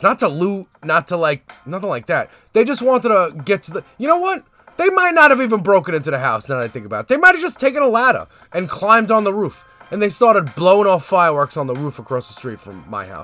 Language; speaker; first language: English; native; English